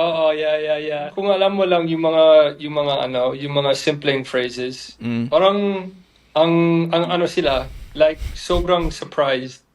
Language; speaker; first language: Filipino; non-native, fluent; English